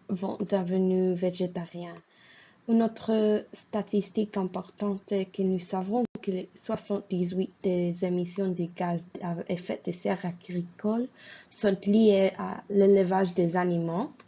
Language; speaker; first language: French; non-native, fluent; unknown